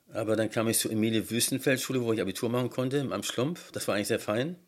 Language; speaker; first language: German; early bilingual, heritage; German